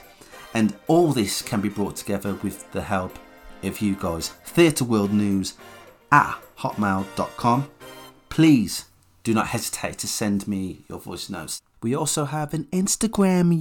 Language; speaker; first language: English; native; English